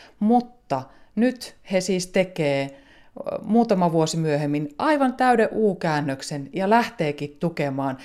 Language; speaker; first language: Finnish; native; Finnish